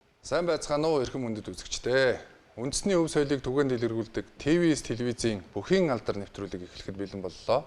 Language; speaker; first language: Mongolian; native; Mongolian